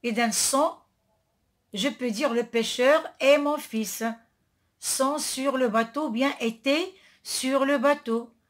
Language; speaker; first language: French; non-native, local second language; Arabic